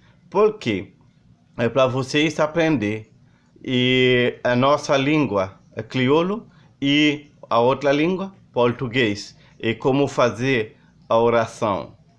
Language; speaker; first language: Portuguese; non-native, learner; Haitian Creole